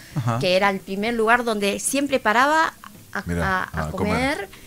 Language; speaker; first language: Spanish; native; Spanish